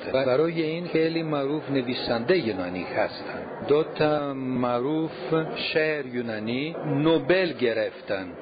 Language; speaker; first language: Persian; non-native, learner; Greek